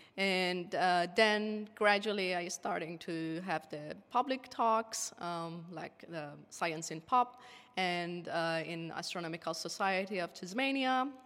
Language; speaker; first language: English; non-native, fluent; Persian